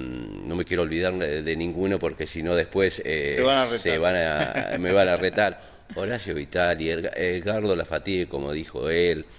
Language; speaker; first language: Spanish; native; Spanish